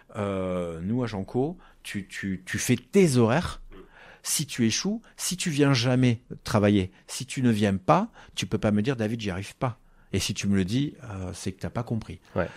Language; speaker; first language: French; native; French